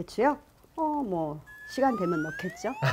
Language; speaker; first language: Korean; native; Korean